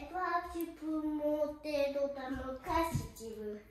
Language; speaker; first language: French; early bilingual, heritage; French